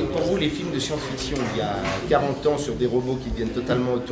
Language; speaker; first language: French; native; French